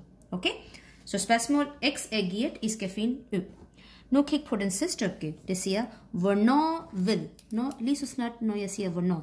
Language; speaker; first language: Danish; non-native, fluent; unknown